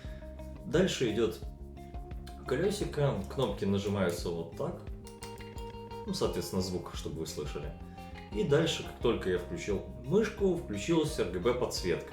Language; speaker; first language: Russian; non-native, local second language; Ukrainian